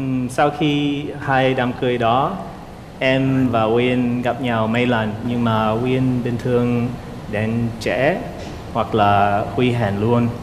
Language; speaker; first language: Vietnamese; non-native, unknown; English